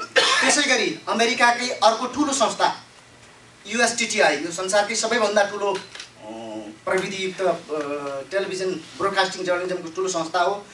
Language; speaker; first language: Nepali; native; Nepali